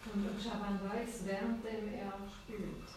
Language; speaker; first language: German; non-native, fluent; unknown